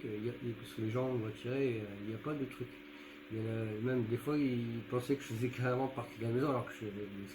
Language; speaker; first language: French; native; French